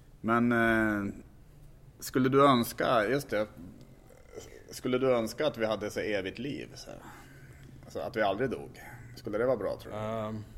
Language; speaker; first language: Swedish; native; Swedish